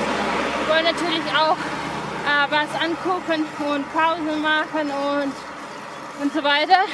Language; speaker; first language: German; non-native, fluent; Russian